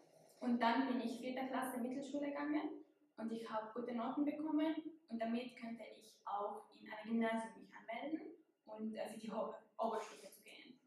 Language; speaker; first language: German; non-native, fluent; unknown